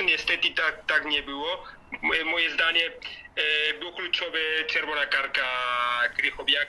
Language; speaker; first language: Polish; non-native, learner; Spanish